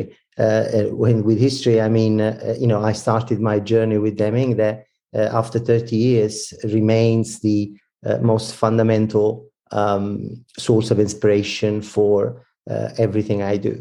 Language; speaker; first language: English; non-native, fluent; Italian